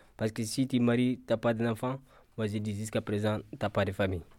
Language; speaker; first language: French; non-native, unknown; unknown